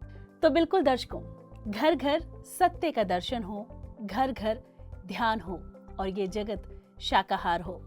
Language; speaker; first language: Hindi; native; Hindi